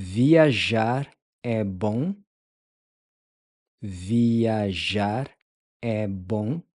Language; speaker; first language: Portuguese; non-native, fluent; English